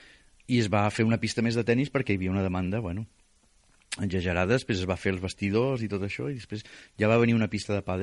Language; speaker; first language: Catalan; native; Catalan